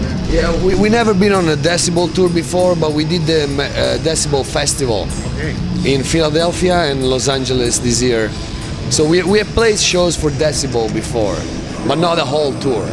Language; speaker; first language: English; native; English